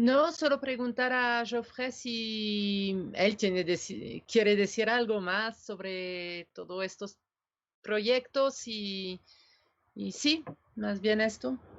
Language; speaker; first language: Spanish; non-native, fluent; French